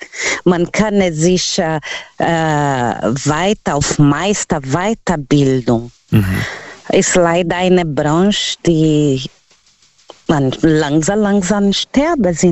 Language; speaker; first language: German; non-native, learner; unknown